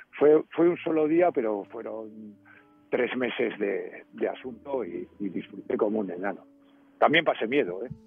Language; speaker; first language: Spanish; native; Spanish